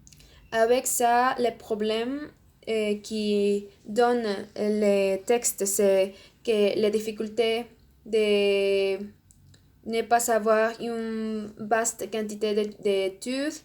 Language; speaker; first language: French; non-native, learner; Spanish